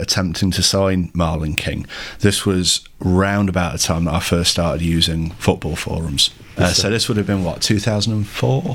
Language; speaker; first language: English; native; English